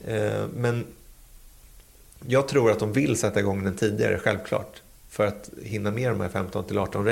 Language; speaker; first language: Swedish; native; Swedish